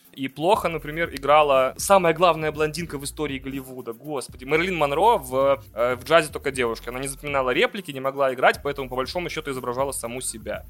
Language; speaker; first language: Russian; native; Russian